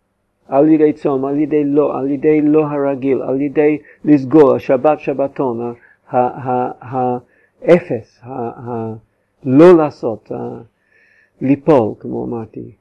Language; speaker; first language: Hebrew; non-native, fluent; English